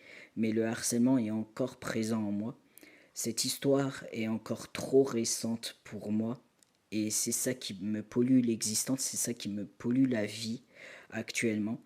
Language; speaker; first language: French; native; French